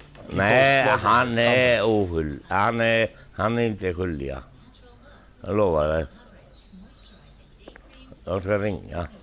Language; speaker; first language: Swedish; non-native, local second language; Finnish